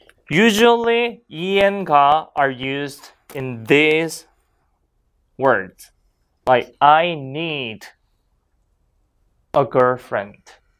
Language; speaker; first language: English; non-native, fluent; Korean